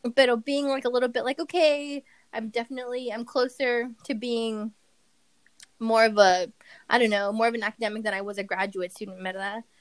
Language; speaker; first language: English; early bilingual, other home language; Spanish